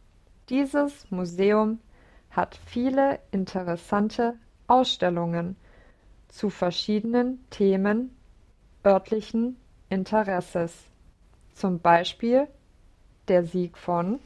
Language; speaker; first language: German; non-native, learner; English